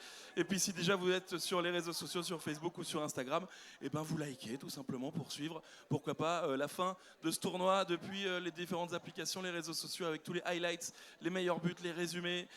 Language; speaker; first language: French; native; French